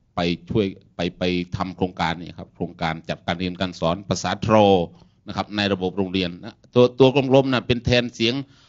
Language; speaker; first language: Thai; non-native, local second language; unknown